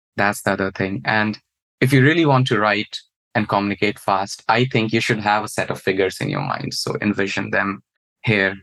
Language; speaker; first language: English; non-native, local second language; Hindi